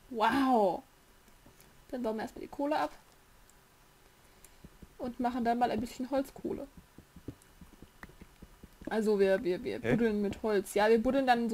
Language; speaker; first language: German; native; German